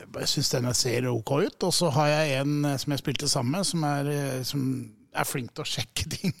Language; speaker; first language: Norwegian; native; Norwegian